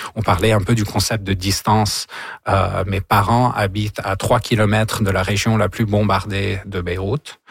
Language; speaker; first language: French; non-native, local second language; Arabic